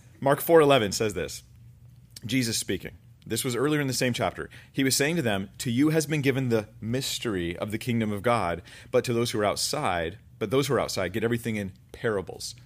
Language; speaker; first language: English; native; English